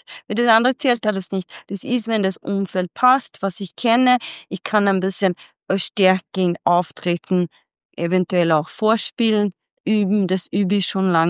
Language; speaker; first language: German; non-native, fluent; Swedish